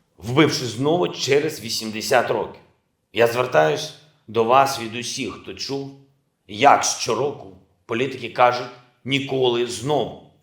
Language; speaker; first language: Ukrainian; non-native, local second language; Russian